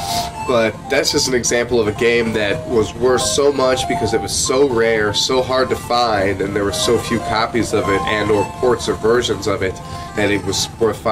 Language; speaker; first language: English; native; English